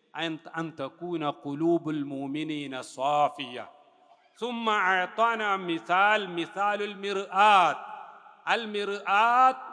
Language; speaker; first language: Arabic; non-native, fluent; Malayalam